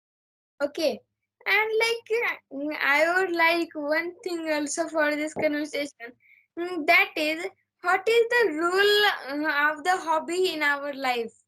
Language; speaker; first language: English; non-native, learner; Marathi